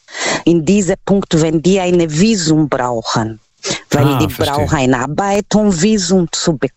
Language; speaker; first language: German; non-native, learner; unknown